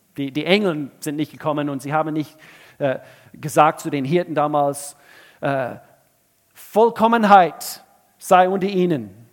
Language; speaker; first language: German; non-native, fluent; English